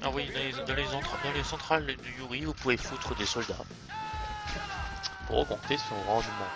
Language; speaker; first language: French; native; French